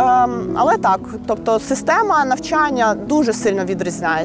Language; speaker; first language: Ukrainian; native; Ukrainian